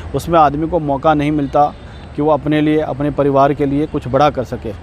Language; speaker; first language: Hindi; native; Hindi